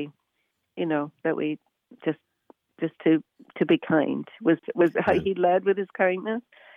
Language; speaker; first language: English; native; English